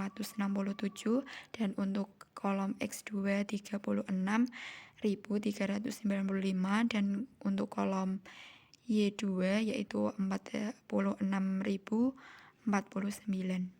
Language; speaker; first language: Indonesian; native; Indonesian